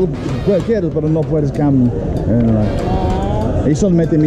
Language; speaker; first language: Spanish; non-native, learner; English